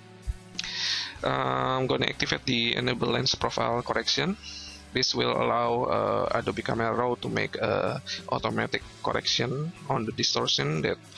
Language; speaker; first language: English; non-native, learner; Indonesian